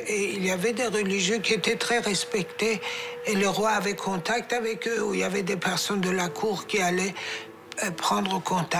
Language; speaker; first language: French; non-native, fluent; Persian